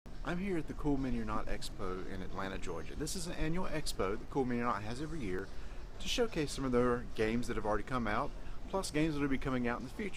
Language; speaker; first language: English; native; English